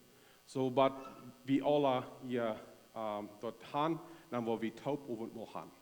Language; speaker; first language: German; non-native, learner; Plautdietsch